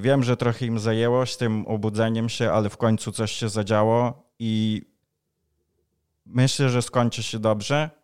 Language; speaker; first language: Polish; non-native, fluent; Ukrainian